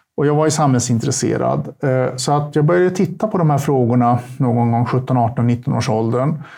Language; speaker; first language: Swedish; early bilingual, other home language; Turkish